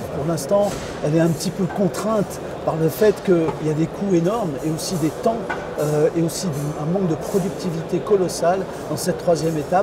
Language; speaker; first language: French; native; French